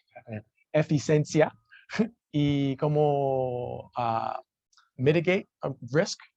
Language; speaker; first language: Spanish; non-native, learner; English